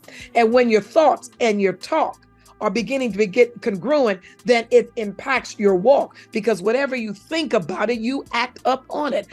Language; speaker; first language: English; native; English